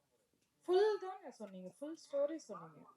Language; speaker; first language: Tamil; non-native, local second language; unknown